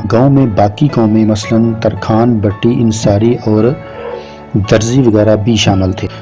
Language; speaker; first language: Urdu; non-native, local second language; Punjabi